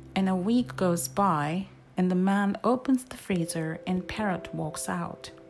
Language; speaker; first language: English; non-native, fluent; Japanese